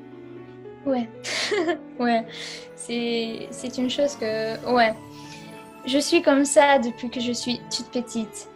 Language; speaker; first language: French; non-native, fluent; Italian